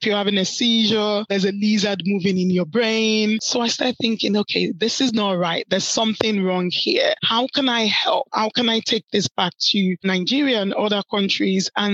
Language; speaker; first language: English; non-native, local second language; Yoruba